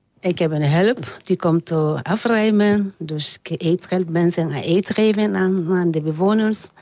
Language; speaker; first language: Dutch; non-native, learner; French